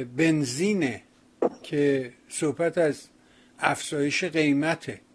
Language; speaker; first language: Persian; native; Persian